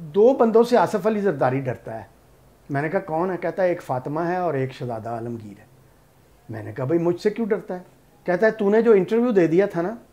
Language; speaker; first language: Urdu; non-native, local second language; Punjabi